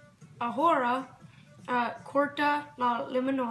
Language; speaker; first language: Spanish; non-native, learner; English